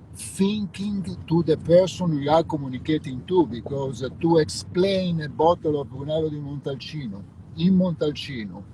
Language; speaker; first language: English; non-native, fluent; Italian